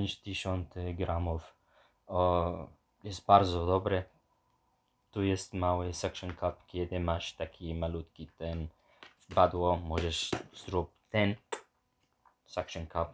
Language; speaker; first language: Polish; non-native, learner; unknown